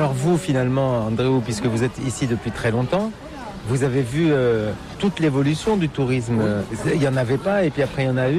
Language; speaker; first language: French; native; French